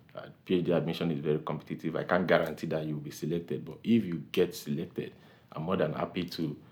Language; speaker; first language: English; non-native, local second language; Yoruba